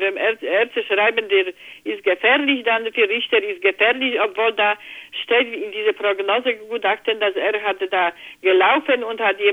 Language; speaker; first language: German; non-native, learner; Polish